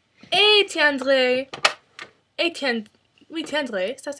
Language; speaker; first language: French; non-native, learner; English